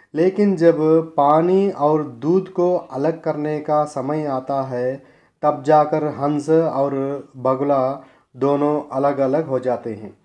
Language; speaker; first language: Hindi; non-native, local second language; Telugu